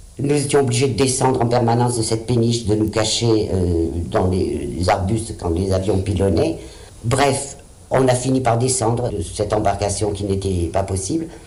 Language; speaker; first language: French; early bilingual, other home language; Spanish